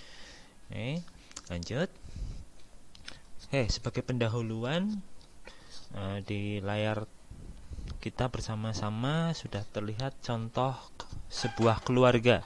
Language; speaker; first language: Indonesian; native; Indonesian